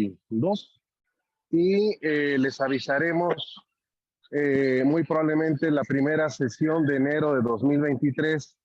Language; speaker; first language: Spanish; native; Spanish